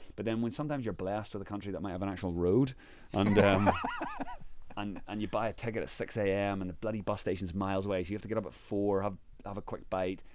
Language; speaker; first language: English; native; English